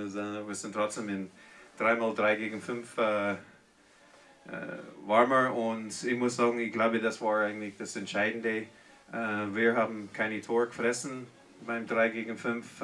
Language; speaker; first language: German; non-native, fluent; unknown